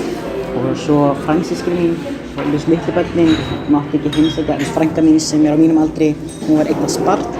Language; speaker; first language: Icelandic; non-native, fluent; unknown